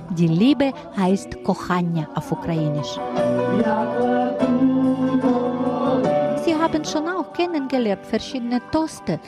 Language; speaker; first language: German; non-native, fluent; Ukrainian